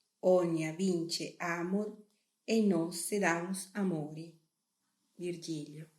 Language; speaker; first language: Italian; non-native, fluent; Spanish